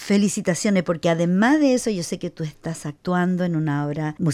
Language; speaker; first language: Spanish; native; Spanish